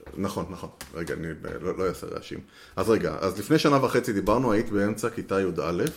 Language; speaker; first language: Hebrew; native; Hebrew